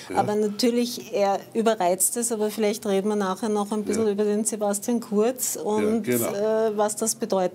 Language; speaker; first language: German; native; German